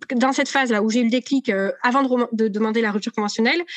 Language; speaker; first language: French; native; French